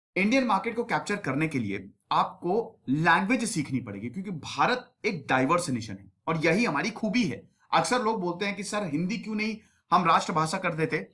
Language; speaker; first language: Hindi; native; Hindi